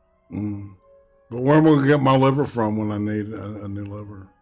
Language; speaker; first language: English; native; English